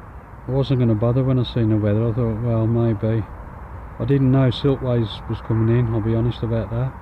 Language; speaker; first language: English; native; English